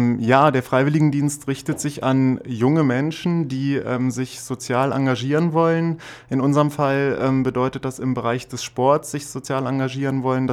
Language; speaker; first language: German; native; German